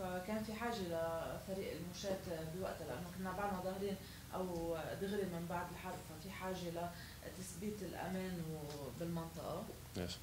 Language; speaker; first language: Arabic; native; Arabic